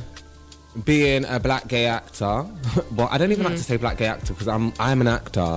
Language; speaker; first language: English; native; English